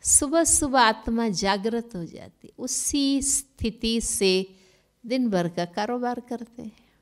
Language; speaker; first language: Hindi; non-native, local second language; Gujarati